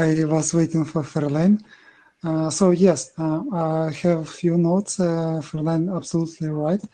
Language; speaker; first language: English; non-native, learner; Ukrainian